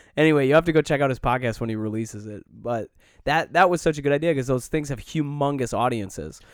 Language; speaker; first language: English; native; English